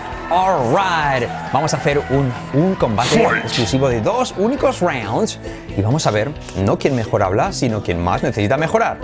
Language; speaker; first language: Spanish; native; Spanish